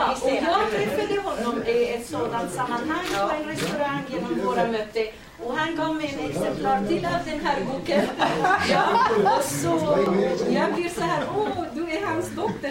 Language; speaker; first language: Swedish; non-native, fluent; Kurdish